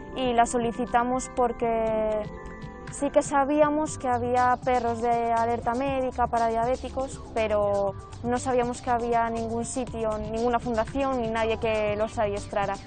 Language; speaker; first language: Spanish; native; Spanish